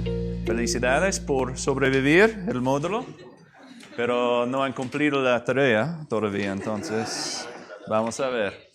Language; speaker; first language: Spanish; non-native, fluent; English